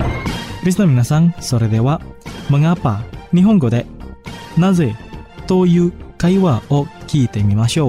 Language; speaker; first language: Japanese; non-native, fluent; Indonesian